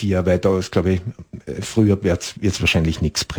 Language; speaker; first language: German; native; German